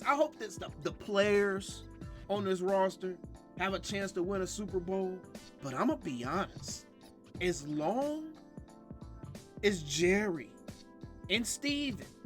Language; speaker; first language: English; native; English